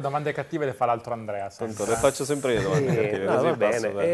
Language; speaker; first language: Italian; native; Italian